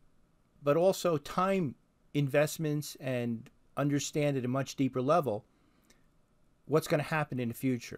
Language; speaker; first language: English; native; English